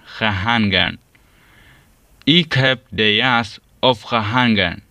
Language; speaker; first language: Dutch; non-native, learner; Tigrinya